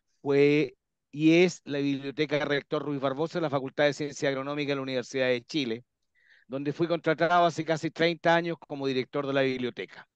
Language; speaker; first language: Spanish; native; Spanish